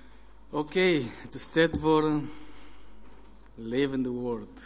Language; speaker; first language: Dutch; non-native, learner; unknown